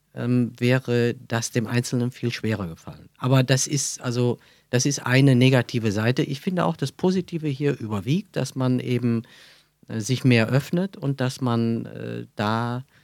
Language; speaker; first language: German; native; German